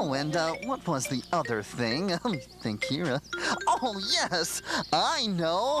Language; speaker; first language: English; native; English